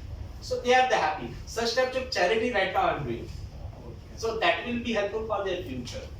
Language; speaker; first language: English; non-native, local second language; Marathi